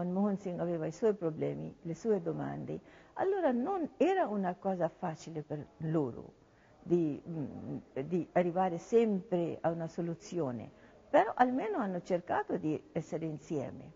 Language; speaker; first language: Italian; non-native, learner; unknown